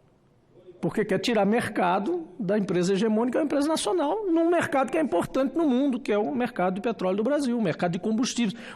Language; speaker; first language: Portuguese; native; Portuguese